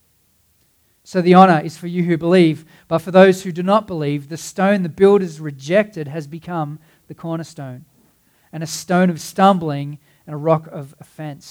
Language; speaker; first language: English; native; English